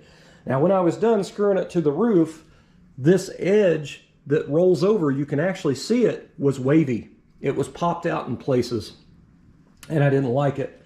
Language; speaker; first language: English; native; English